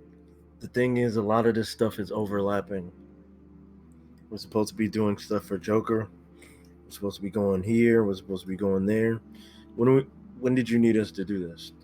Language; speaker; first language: English; native; English